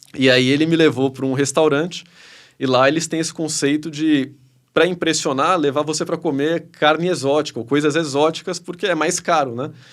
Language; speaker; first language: Portuguese; early bilingual, other home language; Spanish